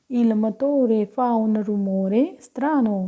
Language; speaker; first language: Italian; non-native, fluent; Punjabi